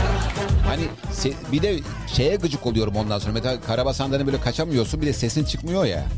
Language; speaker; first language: Turkish; native; Turkish